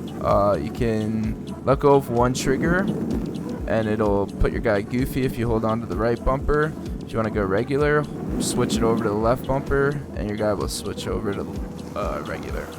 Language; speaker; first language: English; native; English